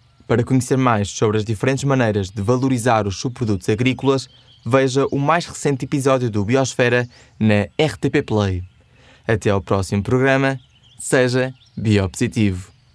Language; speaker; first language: Portuguese; native; Portuguese